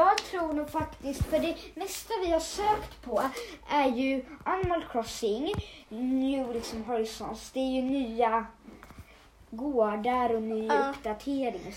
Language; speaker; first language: Swedish; native; Swedish